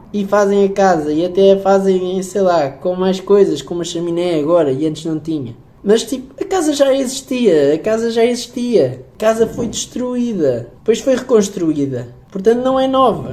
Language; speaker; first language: Portuguese; native; Portuguese